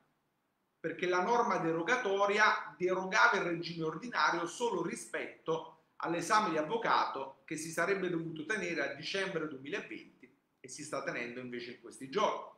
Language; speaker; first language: Italian; native; Italian